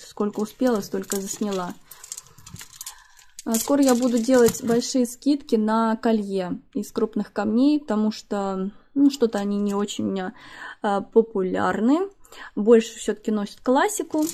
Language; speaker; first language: Russian; native; Russian